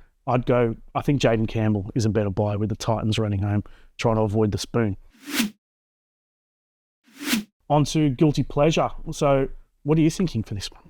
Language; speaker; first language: English; native; English